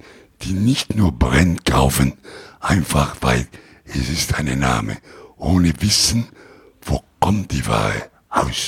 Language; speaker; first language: German; non-native, learner; Italian